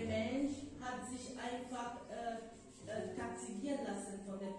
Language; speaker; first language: German; non-native, fluent; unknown